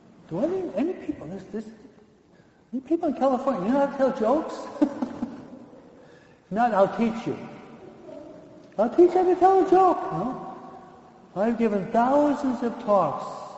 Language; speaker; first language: English; native; English